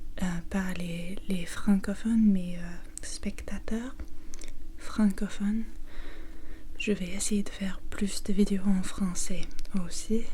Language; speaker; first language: French; non-native, learner; English